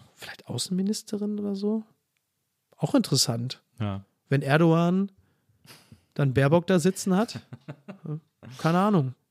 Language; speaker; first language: German; native; German